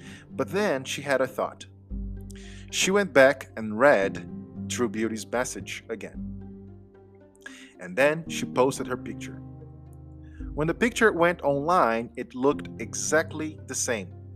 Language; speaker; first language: English; non-native, fluent; Portuguese